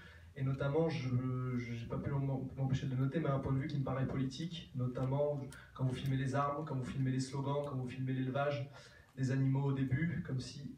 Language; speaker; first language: French; native; French